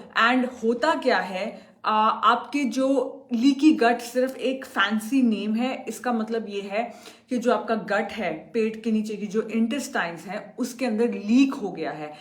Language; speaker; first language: Hindi; native; Hindi